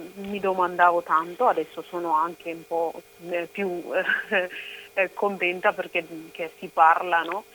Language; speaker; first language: Italian; non-native, fluent; Oromo